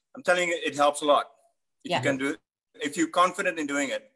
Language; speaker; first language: English; native; English